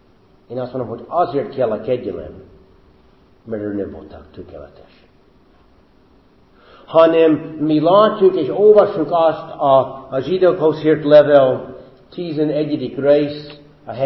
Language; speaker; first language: Hungarian; non-native, fluent; English